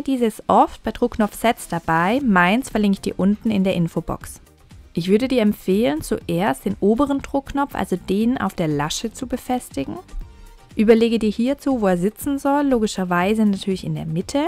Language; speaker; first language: German; native; German